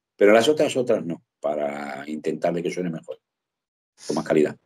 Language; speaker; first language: Spanish; native; Spanish